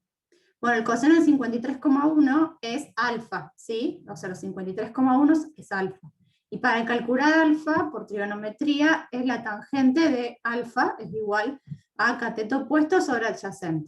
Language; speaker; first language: Spanish; native; Spanish